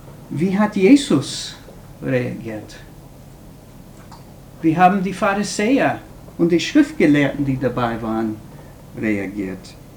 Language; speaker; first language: German; non-native, fluent; English